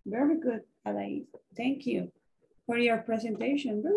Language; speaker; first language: English; non-native, learner; Spanish